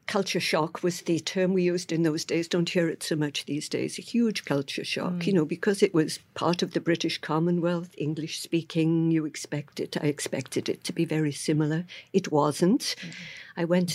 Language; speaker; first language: English; native; English